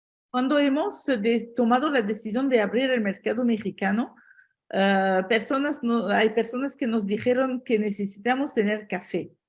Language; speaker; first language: Spanish; non-native, fluent; French